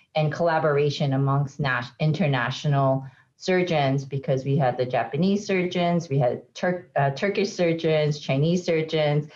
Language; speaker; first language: English; native; English